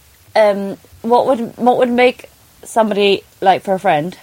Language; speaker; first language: English; non-native, local second language; Polish